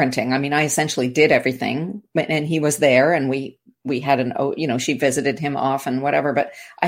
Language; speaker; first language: English; native; English